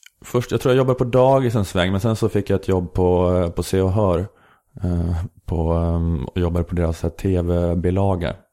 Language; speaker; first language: Swedish; native; Swedish